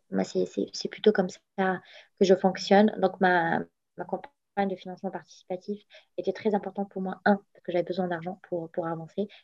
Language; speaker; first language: French; non-native, local second language; Arabic